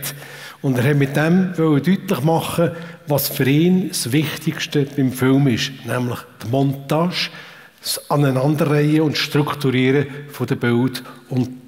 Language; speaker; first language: German; native; German